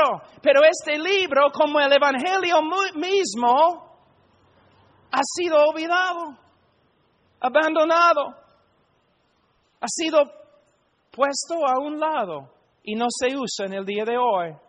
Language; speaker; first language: Spanish; non-native, fluent; English